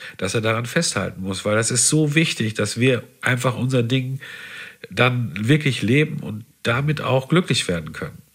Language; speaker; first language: German; native; German